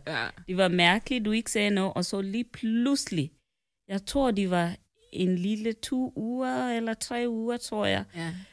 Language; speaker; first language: Danish; non-native, fluent; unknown